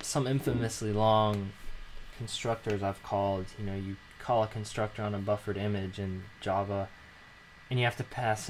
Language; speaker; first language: English; native; English